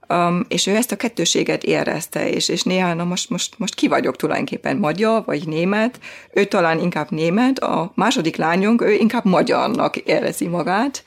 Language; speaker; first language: Hungarian; non-native, fluent; German